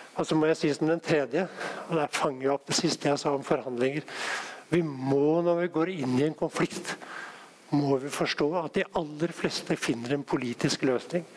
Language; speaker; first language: Norwegian; native; Norwegian